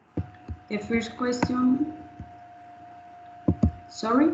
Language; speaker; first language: English; non-native, learner; Spanish